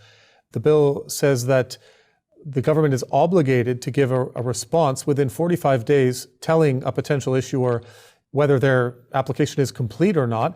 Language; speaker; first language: English; native; English